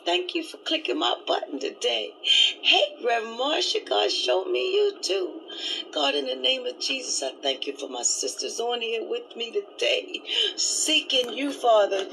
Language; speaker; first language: English; native; English